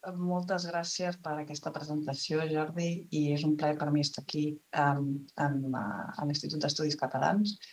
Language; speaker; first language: Catalan; native; Catalan